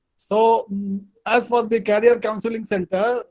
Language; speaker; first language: English; non-native, local second language; Hindi